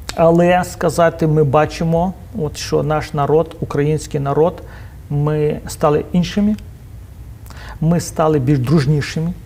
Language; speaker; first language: Ukrainian; non-native, local second language; Russian